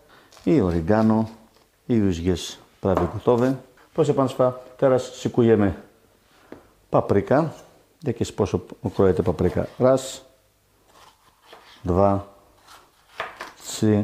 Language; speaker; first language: Polish; non-native, fluent; Greek